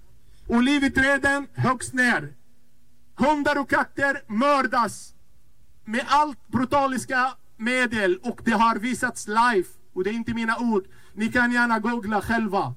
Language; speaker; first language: Swedish; non-native, fluent; Arabic